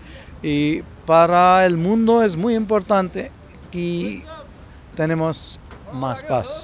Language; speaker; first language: Spanish; non-native, fluent; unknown